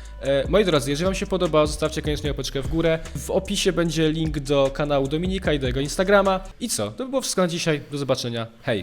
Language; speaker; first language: Polish; native; Polish